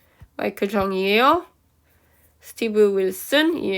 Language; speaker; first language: Korean; early bilingual, heritage; Korean